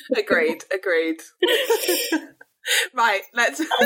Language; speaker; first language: English; native; English